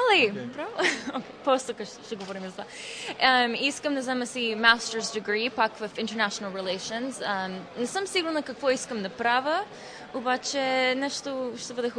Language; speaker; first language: Bulgarian; early bilingual, heritage; Bulgarian